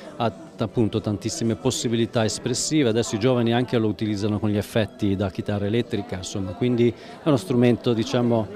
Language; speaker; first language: Italian; native; Italian